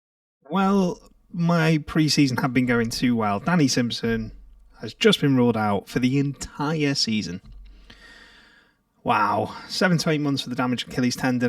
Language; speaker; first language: English; native; English